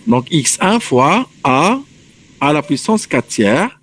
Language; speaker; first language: French; non-native, local second language; Arabic